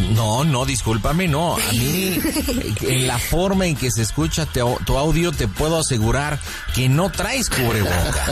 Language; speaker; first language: Spanish; native; Spanish